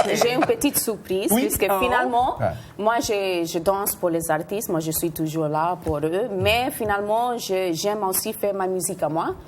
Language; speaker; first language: French; non-native, fluent; Spanish